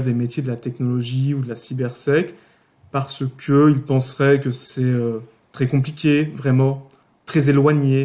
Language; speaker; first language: French; native; French